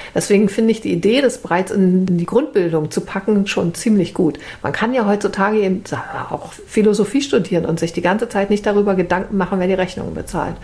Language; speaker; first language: German; native; German